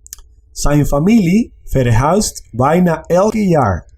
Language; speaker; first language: Dutch; non-native, learner; Spanish